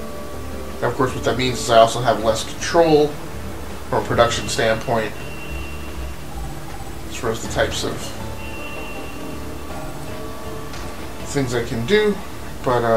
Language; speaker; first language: English; native; English